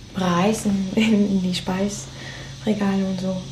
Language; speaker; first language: German; non-native, fluent; Spanish